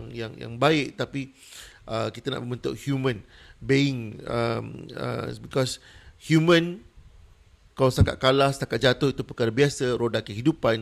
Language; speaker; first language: Malay; native; Malay